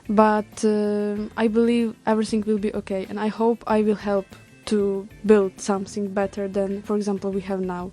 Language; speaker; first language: English; non-native, learner; Ukrainian